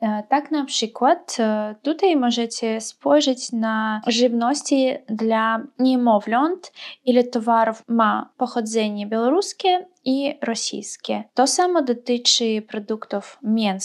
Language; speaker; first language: Polish; non-native, fluent; Russian